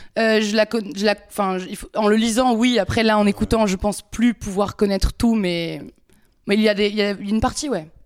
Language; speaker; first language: French; native; French